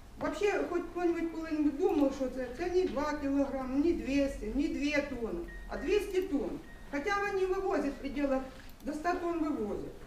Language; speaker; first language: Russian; non-native, local second language; Ukrainian